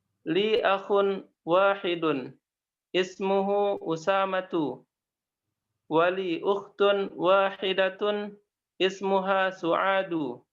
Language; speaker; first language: Arabic; non-native, learner; Indonesian